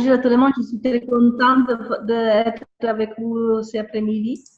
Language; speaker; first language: French; non-native, fluent; Italian